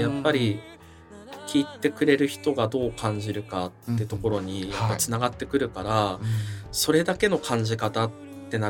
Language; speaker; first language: Japanese; native; Japanese